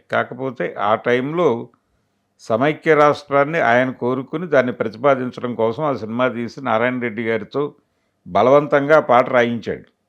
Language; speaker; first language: Telugu; native; Telugu